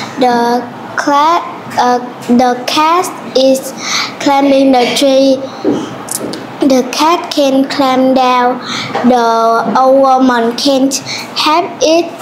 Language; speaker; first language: English; non-native, learner; Vietnamese